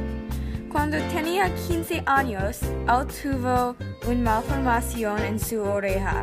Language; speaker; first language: Spanish; non-native, learner; English